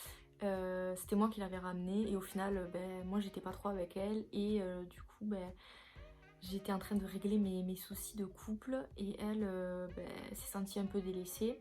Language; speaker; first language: French; native; French